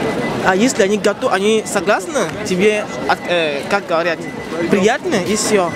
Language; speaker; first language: Russian; non-native, learner; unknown